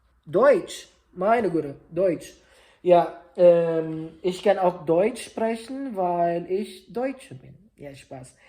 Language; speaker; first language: German; non-native, fluent; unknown